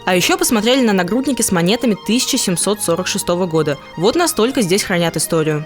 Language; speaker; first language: Russian; native; Russian